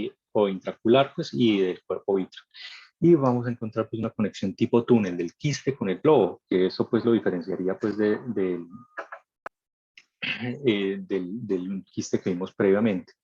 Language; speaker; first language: Spanish; native; Spanish